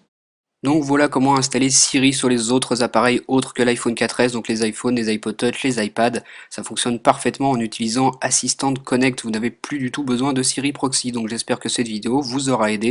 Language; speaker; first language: French; native; French